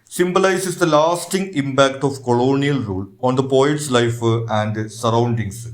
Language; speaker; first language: English; non-native, local second language; Malayalam